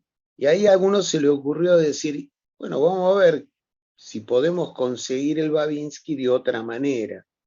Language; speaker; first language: Spanish; native; Spanish